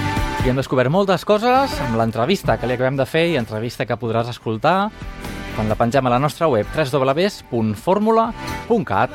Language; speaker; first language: Catalan; native; Catalan